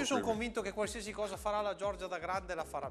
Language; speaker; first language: Italian; native; Italian